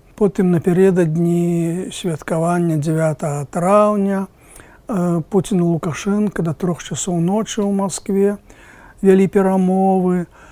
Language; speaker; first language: Belarusian; native; Belarusian